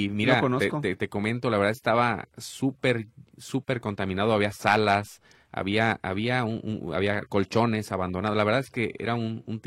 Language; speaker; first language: Spanish; native; Spanish